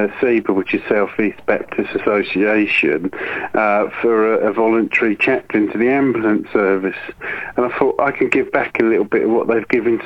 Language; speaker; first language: English; native; English